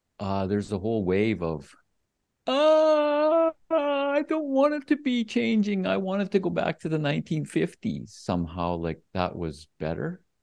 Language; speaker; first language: English; native; English